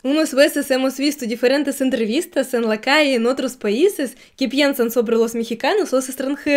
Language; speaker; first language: Spanish; non-native, fluent; Russian